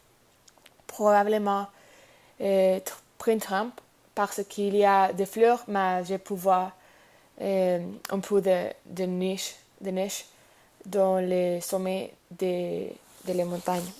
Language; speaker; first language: French; non-native, learner; Spanish